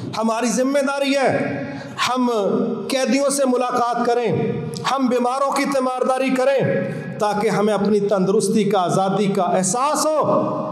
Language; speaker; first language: Urdu; non-native, local second language; Punjabi